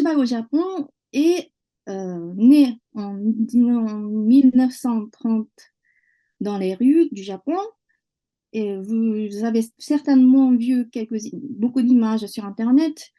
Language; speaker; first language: French; non-native, fluent; Japanese